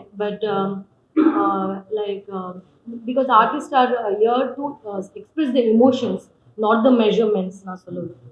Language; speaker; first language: Tamil; non-native, fluent; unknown